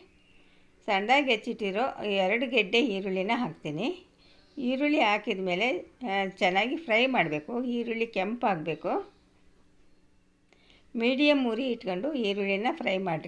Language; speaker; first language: Kannada; native; Kannada